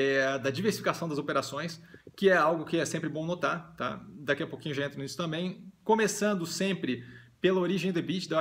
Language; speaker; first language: Portuguese; native; Portuguese